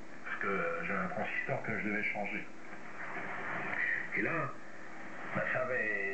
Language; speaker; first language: French; native; French